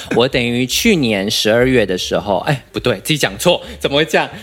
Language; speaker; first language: Chinese; native; Chinese